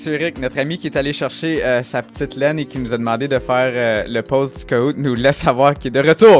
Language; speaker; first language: French; native; French